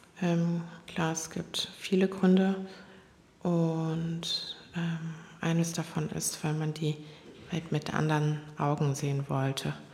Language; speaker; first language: German; non-native, fluent; Korean